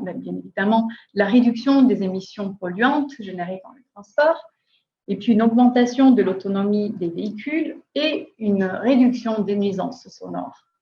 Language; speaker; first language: French; native; French